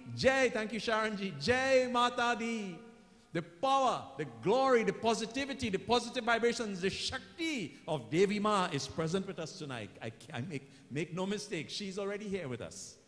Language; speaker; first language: English; native; English